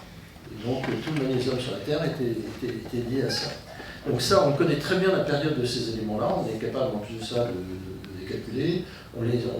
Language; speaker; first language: French; native; French